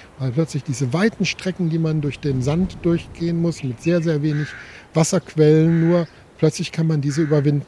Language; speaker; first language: German; native; German